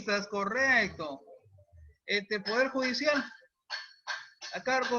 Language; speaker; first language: Spanish; native; Spanish